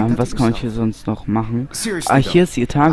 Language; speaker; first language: German; native; German